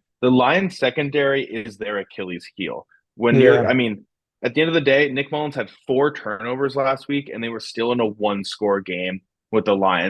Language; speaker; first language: English; native; English